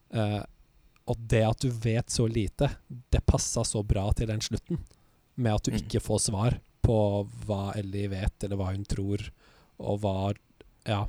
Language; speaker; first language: Norwegian; native; Norwegian